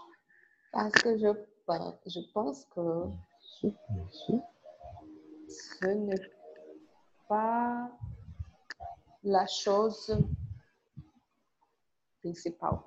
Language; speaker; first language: French; non-native, learner; Portuguese